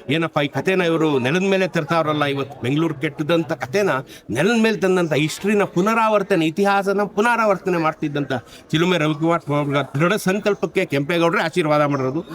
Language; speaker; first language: Kannada; native; Kannada